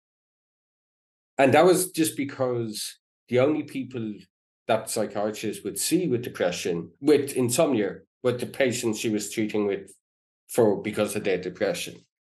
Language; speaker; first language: English; native; English